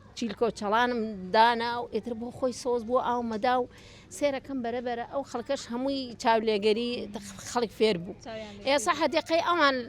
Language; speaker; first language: Central Kurdish; non-native, local second language; Gurani